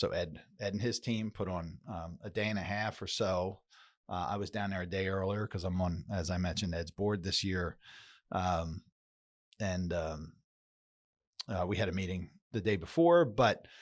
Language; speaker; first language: English; native; English